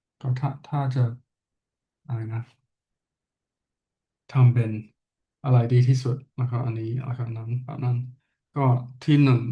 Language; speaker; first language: Thai; non-native, learner; English